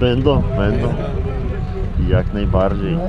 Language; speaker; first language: Polish; native; Polish